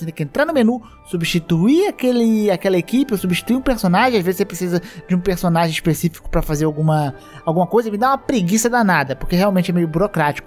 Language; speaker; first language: Portuguese; native; Portuguese